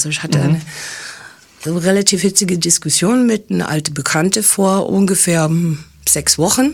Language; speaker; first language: German; early bilingual, heritage; English